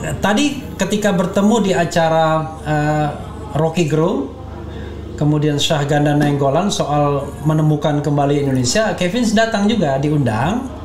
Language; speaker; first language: Indonesian; native; Indonesian